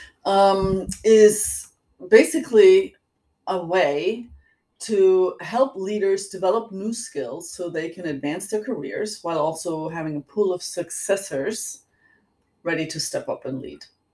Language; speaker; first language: English; non-native, fluent; German